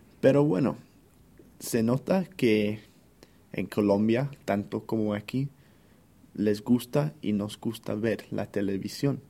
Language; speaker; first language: Spanish; non-native, fluent; English